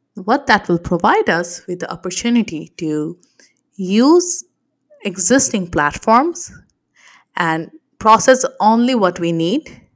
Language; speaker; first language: English; non-native, local second language; Bangla